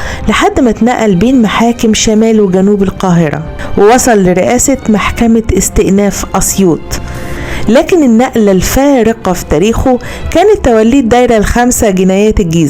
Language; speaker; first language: Arabic; native; Arabic